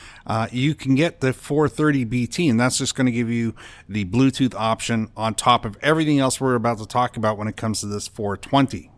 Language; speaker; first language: English; native; English